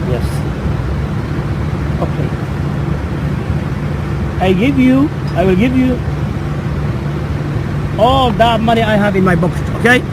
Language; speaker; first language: English; non-native, fluent; Somali